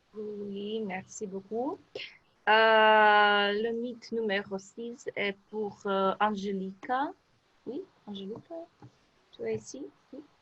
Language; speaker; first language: French; non-native, learner; Russian